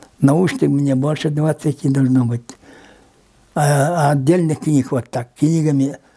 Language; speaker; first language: Russian; non-native, local second language; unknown